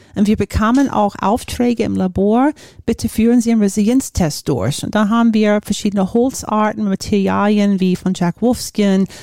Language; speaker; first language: German; non-native, fluent; English